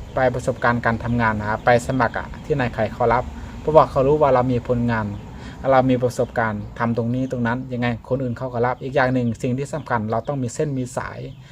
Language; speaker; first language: Thai; native; Thai